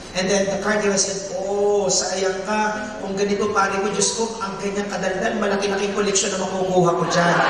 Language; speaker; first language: Filipino; native; Filipino